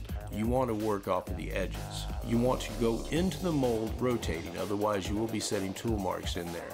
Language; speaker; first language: English; native; English